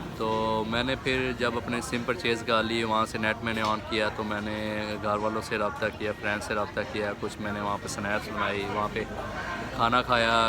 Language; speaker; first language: Urdu; non-native, local second language; Punjabi